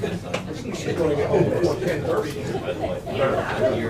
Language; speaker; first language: English; native; English